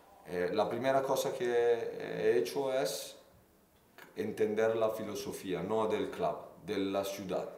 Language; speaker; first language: Spanish; non-native, fluent; Italian